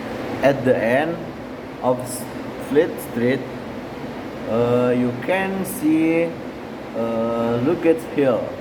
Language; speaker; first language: English; non-native, learner; Indonesian